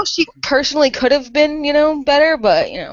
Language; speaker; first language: English; native; English